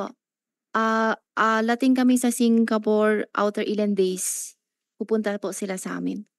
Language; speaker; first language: Filipino; non-native, learner; Chinese